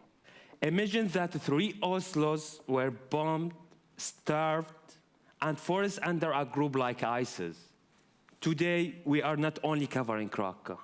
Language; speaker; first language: English; non-native, fluent; Arabic